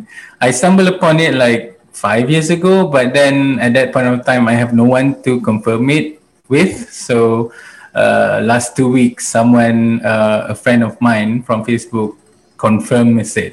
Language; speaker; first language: English; non-native, local second language; Malay